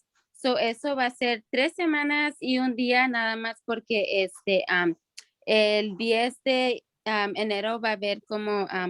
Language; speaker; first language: Spanish; early bilingual, other home language; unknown